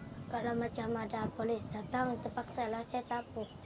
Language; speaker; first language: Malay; early bilingual, other home language; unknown